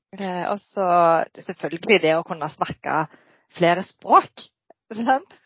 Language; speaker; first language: Norwegian; native; Norwegian